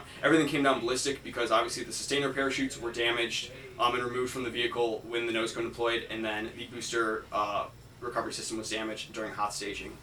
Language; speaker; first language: English; native; English